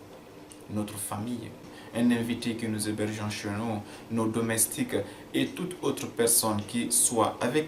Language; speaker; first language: French; non-native, local second language; Fula